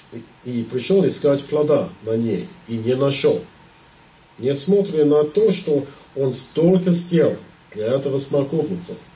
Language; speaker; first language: Russian; non-native, fluent; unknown